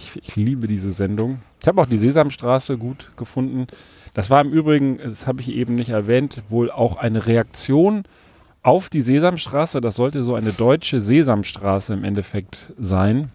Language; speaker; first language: German; native; German